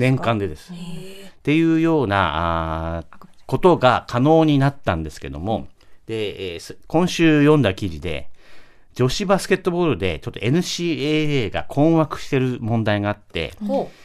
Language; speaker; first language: Japanese; native; Japanese